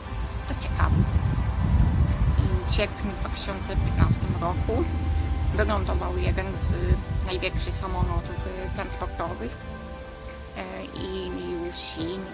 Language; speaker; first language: Polish; native; Polish